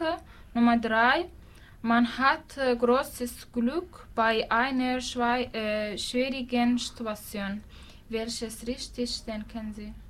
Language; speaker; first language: German; non-native, learner; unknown